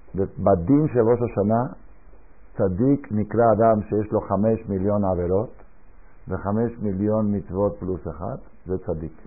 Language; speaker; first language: Hebrew; non-native, fluent; Spanish